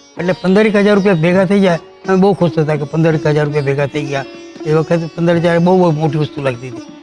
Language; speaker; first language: Gujarati; non-native, local second language; Kachhi